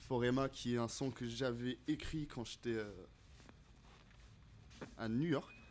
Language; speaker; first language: French; non-native, fluent; English